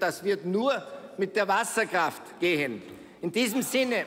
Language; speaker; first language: German; native; German